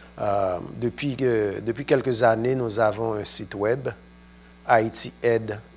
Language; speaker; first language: French; non-native, local second language; Haitian Creole